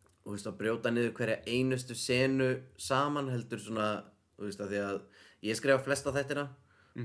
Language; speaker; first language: Icelandic; native; Icelandic